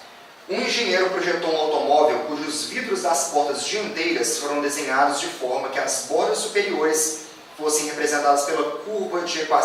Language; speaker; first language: Portuguese; native; Portuguese